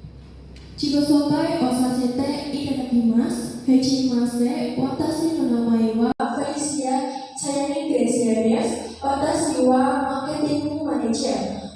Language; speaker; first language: Japanese; non-native, learner; Indonesian